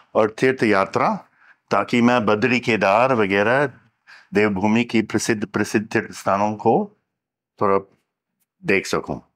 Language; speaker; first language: Hindi; non-native, fluent; English